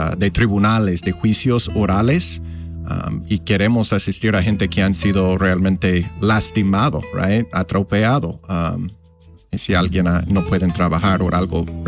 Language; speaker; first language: Spanish; non-native, fluent; English